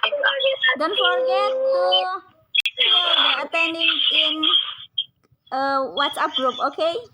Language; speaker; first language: English; non-native, learner; Indonesian